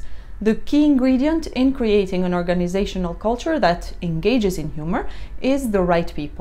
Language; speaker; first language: English; non-native, fluent; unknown